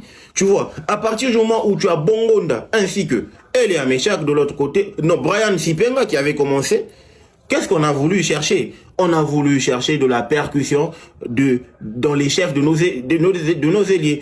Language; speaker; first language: French; non-native, local second language; Lingala